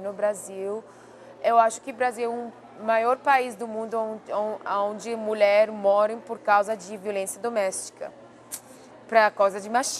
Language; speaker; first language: Portuguese; non-native, fluent; Arabic